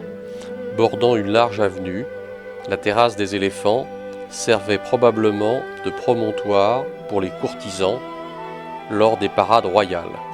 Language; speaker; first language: French; native; French